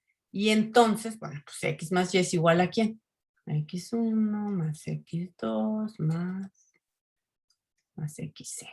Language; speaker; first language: Spanish; native; Spanish